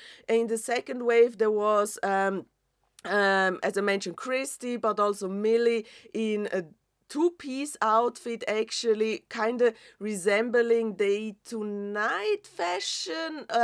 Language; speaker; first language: English; non-native, fluent; German